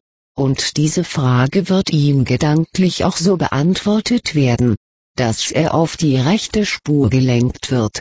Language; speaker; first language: German; native; German